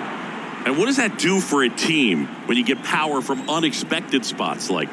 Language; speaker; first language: English; native; English